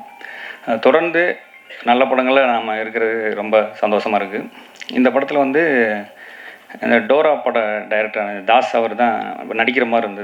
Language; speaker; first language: Tamil; native; Tamil